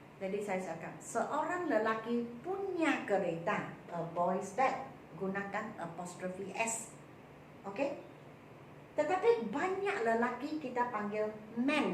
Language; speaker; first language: Malay; non-native, local second language; Chinese